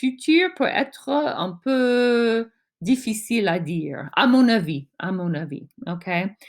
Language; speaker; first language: French; non-native, fluent; English